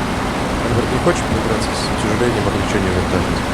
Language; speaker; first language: Russian; native; Russian